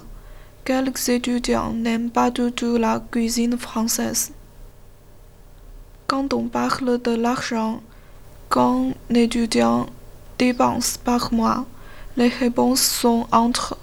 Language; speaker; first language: French; non-native, learner; Chinese